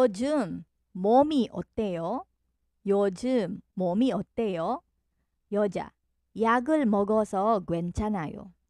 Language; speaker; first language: Korean; non-native, learner; Filipino